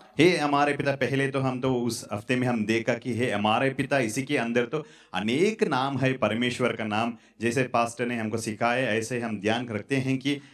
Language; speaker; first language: Hindi; non-native, local second language; Tamil